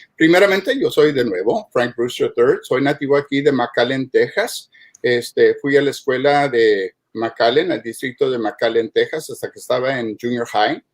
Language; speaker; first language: Spanish; early bilingual, heritage; Spanish